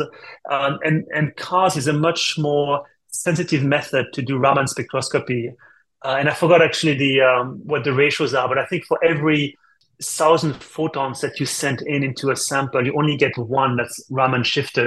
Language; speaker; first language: English; non-native, fluent; French